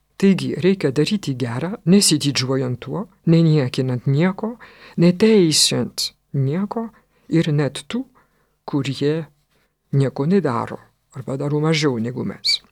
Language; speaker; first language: Lithuanian; non-native, fluent; French